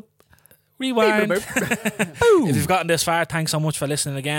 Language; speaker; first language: English; native; English